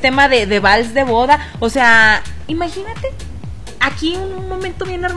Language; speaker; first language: Spanish; native; Spanish